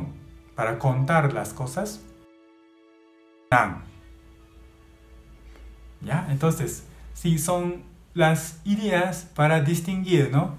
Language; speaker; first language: Spanish; non-native, learner; Japanese